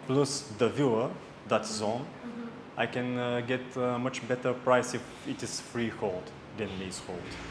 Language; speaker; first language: English; non-native, fluent; Bulgarian